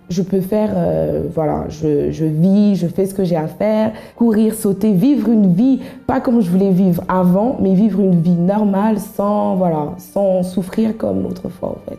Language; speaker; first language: French; native; French